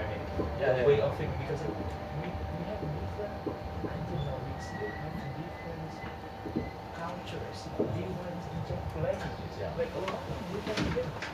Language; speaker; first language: English; non-native, fluent; Indonesian